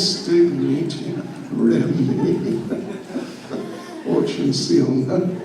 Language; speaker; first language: Russian; non-native, learner; English